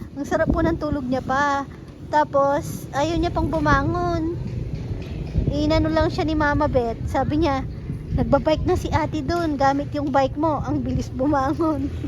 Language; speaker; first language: Filipino; native; Filipino